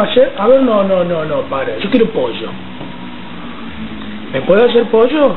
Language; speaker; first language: Spanish; native; Spanish